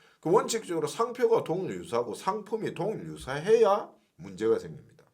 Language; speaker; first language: Korean; native; Korean